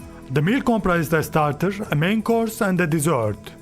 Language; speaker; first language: English; non-native, fluent; Turkish